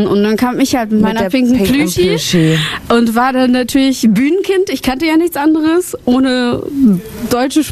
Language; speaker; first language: German; early bilingual, other home language; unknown